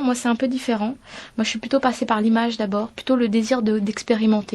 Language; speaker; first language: French; native; French